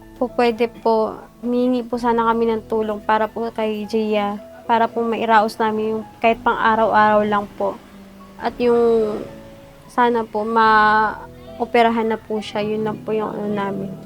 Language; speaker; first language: Filipino; non-native, local second language; Bikol